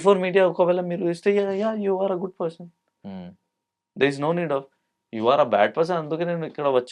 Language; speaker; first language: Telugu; non-native, local second language; Hindi